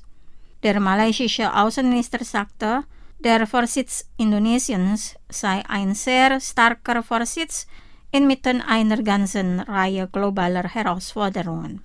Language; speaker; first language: German; non-native, fluent; Indonesian